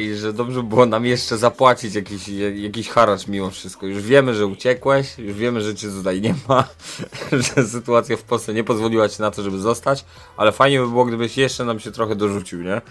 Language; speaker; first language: Polish; native; Polish